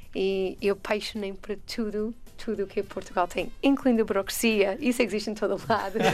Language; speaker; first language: Portuguese; non-native, fluent; English